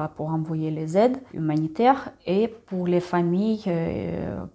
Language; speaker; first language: French; non-native, learner; Ukrainian